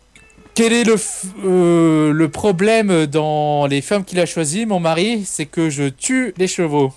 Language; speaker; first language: French; native; French